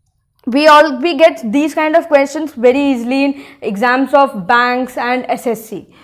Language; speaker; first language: English; non-native, local second language; Hindi